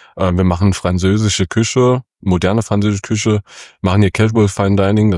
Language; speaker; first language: German; early bilingual, other home language; Kurdish